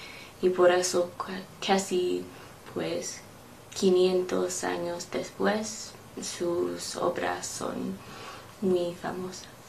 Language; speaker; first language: Spanish; non-native, learner; English